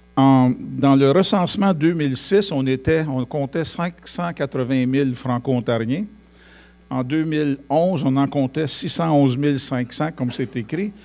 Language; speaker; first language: French; native; French